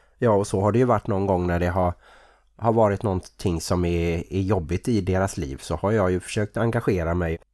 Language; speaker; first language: Swedish; native; Swedish